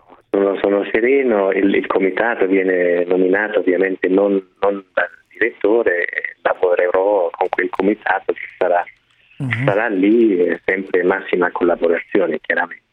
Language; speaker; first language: Italian; non-native, fluent; German